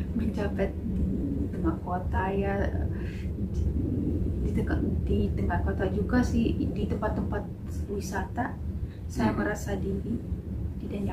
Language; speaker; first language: Indonesian; non-native, fluent; Russian